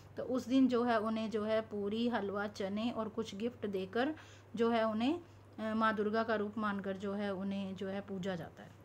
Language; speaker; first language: Hindi; non-native, local second language; Punjabi